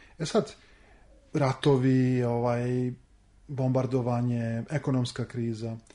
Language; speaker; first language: Serbian; early bilingual, heritage; Serbian